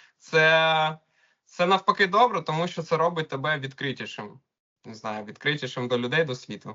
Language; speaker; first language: Ukrainian; non-native, local second language; Russian